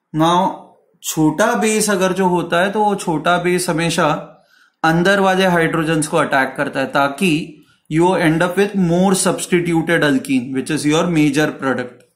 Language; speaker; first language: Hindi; non-native, local second language; Marathi